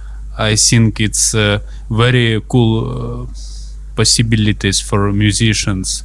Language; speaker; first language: English; non-native, learner; Russian